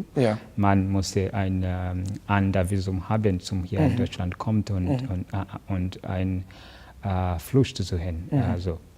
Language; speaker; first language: German; non-native, learner; Kinyarwanda